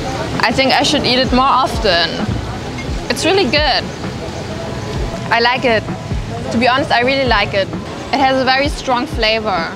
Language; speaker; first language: English; non-native, fluent; German